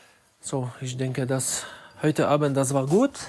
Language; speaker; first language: German; non-native, learner; French